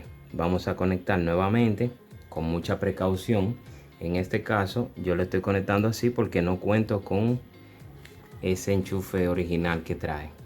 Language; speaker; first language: Spanish; native; Spanish